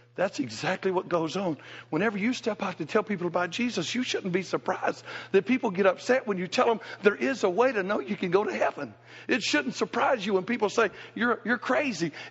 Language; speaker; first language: English; native; English